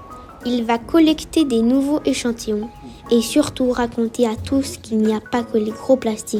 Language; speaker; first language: French; native; French